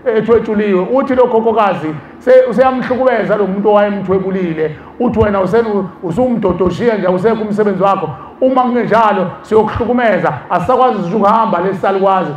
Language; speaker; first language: Zulu; native; Zulu